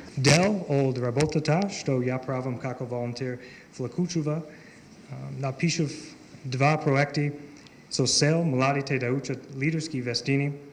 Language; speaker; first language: Macedonian; non-native, learner; English